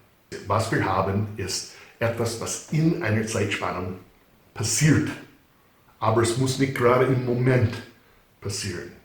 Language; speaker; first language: German; non-native, fluent; English